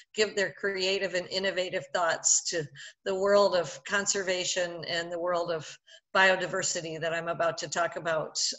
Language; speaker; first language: English; native; English